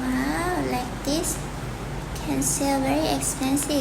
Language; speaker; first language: English; non-native, learner; Thai